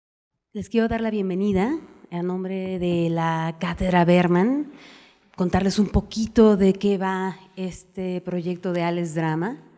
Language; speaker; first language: Spanish; native; Spanish